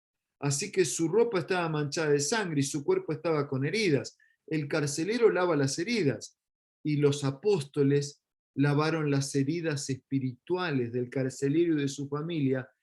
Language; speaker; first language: Spanish; native; Spanish